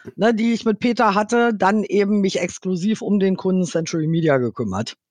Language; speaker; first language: German; native; German